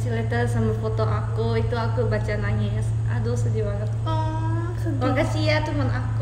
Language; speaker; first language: Indonesian; early bilingual, heritage; Japanese